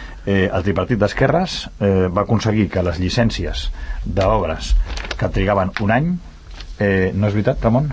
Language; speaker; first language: Catalan; native; Catalan